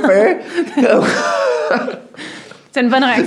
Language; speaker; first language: French; native; French